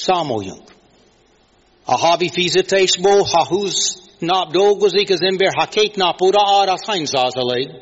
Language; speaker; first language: Hungarian; non-native, fluent; English